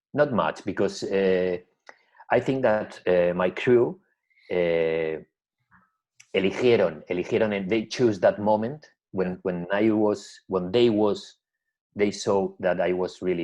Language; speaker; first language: English; non-native, learner; Spanish